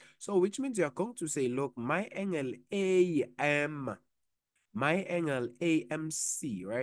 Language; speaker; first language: English; non-native, local second language; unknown